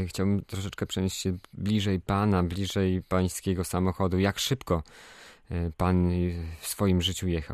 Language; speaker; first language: Polish; native; Polish